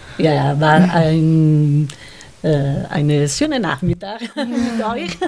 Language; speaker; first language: German; non-native, learner; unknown